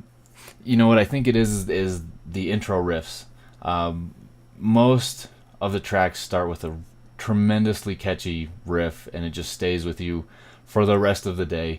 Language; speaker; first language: English; native; English